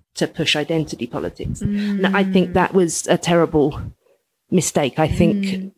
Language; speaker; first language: English; native; English